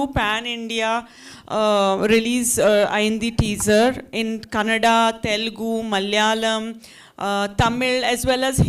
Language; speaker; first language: Telugu; non-native, fluent; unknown